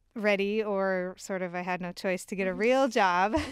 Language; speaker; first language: English; native; English